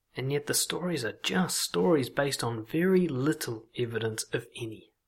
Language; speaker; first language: English; native; English